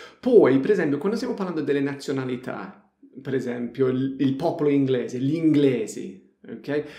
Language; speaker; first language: Italian; non-native, fluent; English